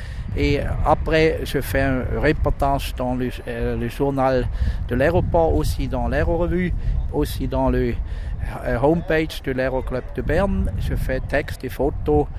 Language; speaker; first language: French; non-native, local second language; German